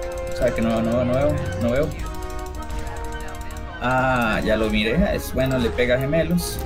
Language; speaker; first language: Spanish; native; Spanish